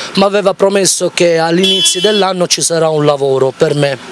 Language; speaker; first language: Italian; native; Italian